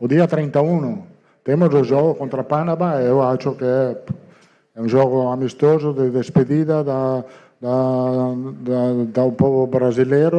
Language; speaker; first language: Portuguese; non-native, learner; Italian